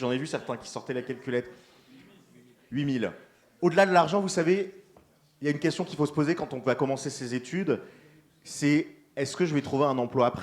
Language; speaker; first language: French; native; French